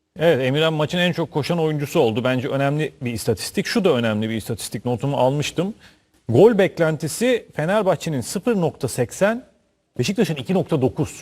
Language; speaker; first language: Turkish; native; Turkish